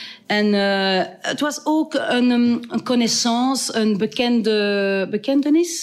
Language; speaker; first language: Dutch; non-native, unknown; French